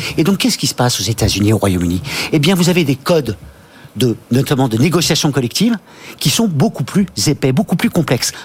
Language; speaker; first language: French; native; French